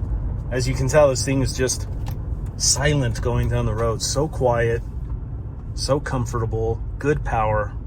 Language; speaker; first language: English; native; English